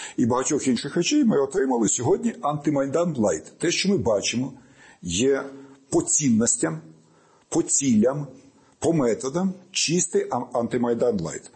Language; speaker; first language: Ukrainian; native; Ukrainian